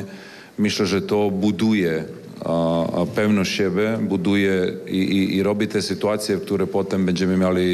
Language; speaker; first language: Polish; non-native, learner; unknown